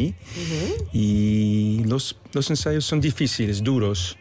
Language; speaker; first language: Spanish; non-native, learner; English